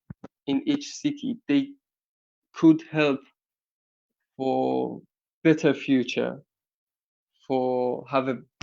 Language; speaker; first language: English; non-native, learner; Persian